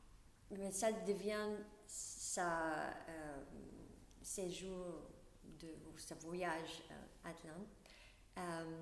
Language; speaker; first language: French; non-native, learner; English